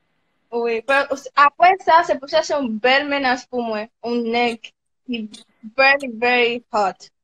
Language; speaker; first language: French; non-native, learner; Haitian Creole